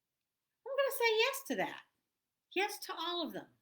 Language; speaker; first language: English; native; English